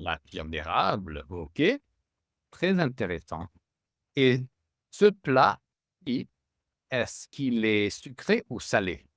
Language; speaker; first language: French; non-native, fluent; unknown